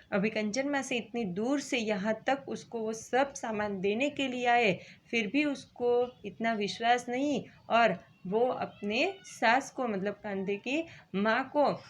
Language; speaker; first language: Hindi; non-native, local second language; Gujarati